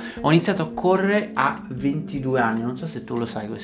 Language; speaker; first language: Italian; native; Italian